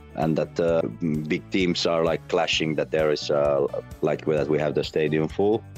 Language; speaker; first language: English; non-native, fluent; Finnish